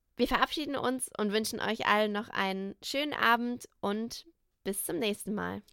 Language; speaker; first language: German; native; German